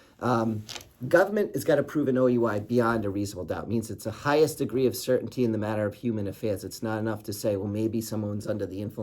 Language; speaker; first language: English; native; English